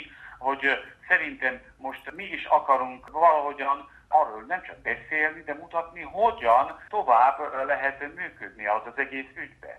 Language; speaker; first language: Hungarian; non-native, fluent; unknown